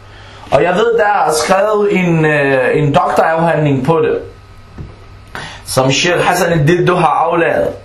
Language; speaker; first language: Danish; early bilingual, other home language; Arabic